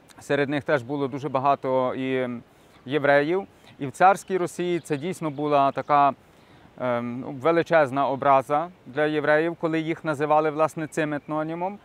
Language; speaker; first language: Ukrainian; native; Ukrainian